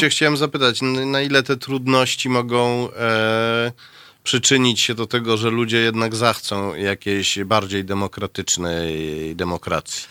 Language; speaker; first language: Polish; native; Polish